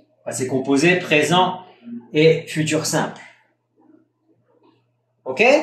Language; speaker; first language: French; non-native, fluent; Spanish